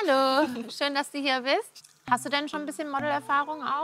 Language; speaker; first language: German; native; German